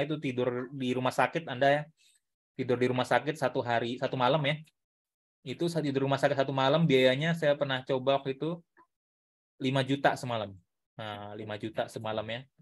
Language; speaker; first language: Indonesian; native; Indonesian